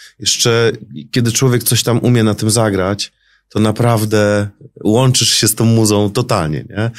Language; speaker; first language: Polish; native; Polish